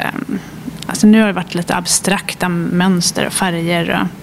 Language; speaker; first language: Swedish; native; Swedish